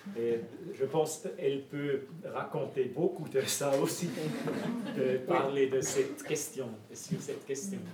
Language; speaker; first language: French; non-native, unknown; German